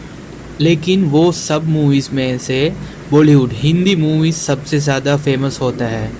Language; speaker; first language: Hindi; non-native, local second language; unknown